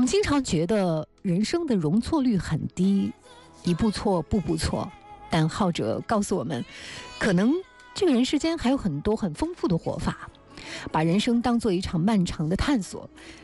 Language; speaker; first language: Chinese; native; Chinese